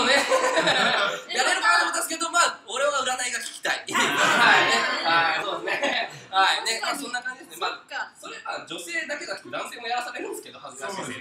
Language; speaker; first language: Japanese; native; Japanese